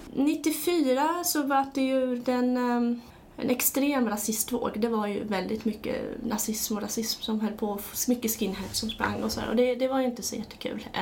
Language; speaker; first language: Swedish; early bilingual, other home language; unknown